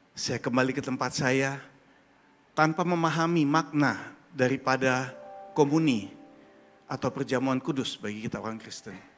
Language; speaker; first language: Indonesian; early bilingual, heritage; German